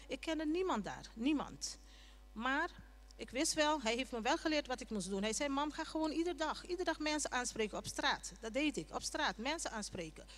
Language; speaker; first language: Dutch; non-native, local second language; Papiamento